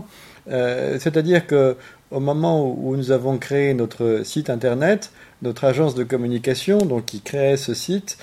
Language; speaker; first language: French; native; French